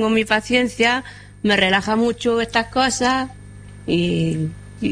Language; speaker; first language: Spanish; non-native, fluent; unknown